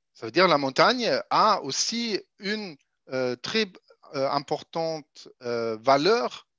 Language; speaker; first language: French; non-native, fluent; German